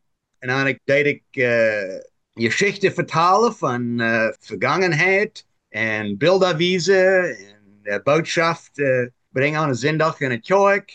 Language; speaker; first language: German; non-native, learner; Plautdietsch